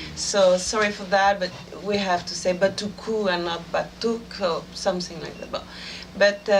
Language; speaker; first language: English; non-native, fluent; French